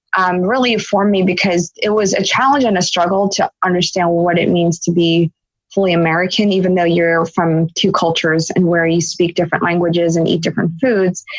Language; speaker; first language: English; native; English